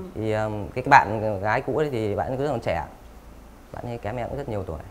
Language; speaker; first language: Vietnamese; native; Vietnamese